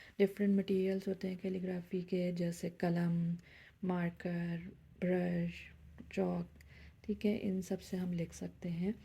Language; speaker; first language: Urdu; native; Urdu